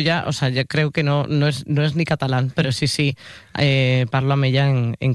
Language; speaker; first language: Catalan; non-native, learner; Spanish